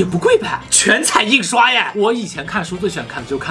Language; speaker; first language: Chinese; native; Chinese